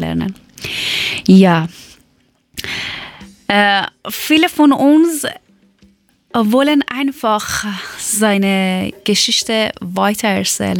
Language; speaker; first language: German; non-native, learner; Persian